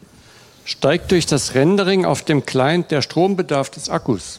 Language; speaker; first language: German; native; German